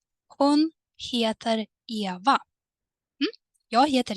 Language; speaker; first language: Swedish; non-native, fluent; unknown